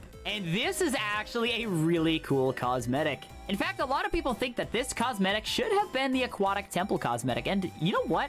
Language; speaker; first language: English; native; English